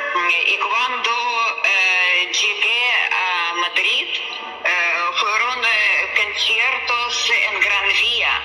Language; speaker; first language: Spanish; non-native, learner; Russian